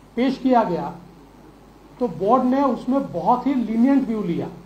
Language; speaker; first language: Hindi; non-native, local second language; Marathi